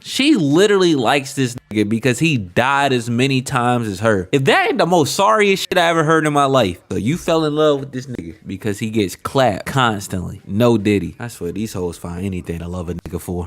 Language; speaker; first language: English; native; English